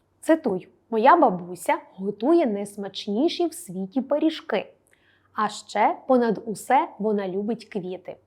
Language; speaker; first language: Ukrainian; native; Ukrainian